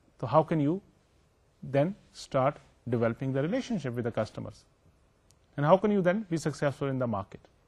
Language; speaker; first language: Urdu; native; Urdu